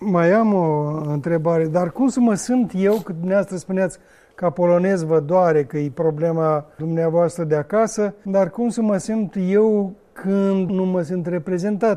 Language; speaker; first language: Romanian; native; Romanian